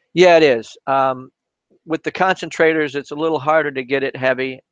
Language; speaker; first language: English; native; English